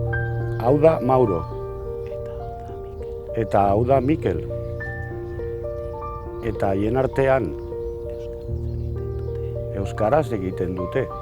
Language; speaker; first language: Basque; non-native, learner; Catalan